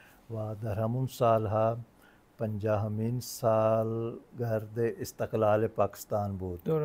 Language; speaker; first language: Persian; non-native, fluent; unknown